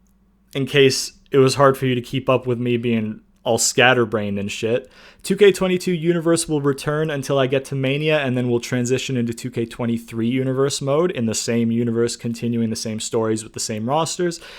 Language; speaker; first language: English; native; English